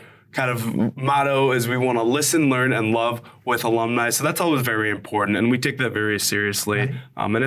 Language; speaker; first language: English; native; English